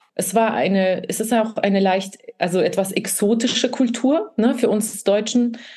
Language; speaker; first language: German; early bilingual, other home language; Russian